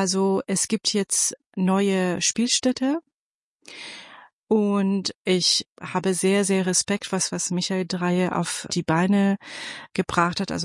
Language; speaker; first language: German; non-native, fluent; Persian